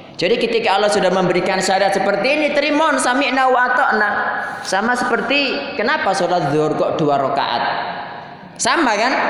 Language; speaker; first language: Indonesian; non-native, local second language; Javanese